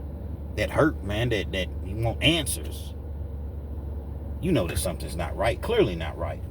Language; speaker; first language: English; native; English